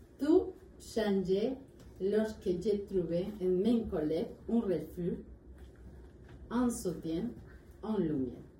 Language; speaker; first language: French; non-native, learner; Spanish